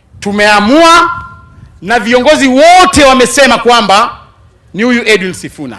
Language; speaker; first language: Swahili; non-native, local second language; Luyia